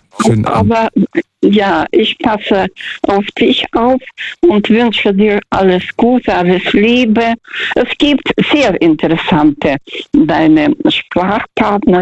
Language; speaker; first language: German; non-native, fluent; Russian